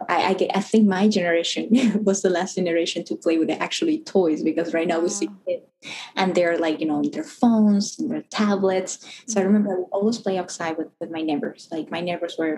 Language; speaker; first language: English; non-native, fluent; Spanish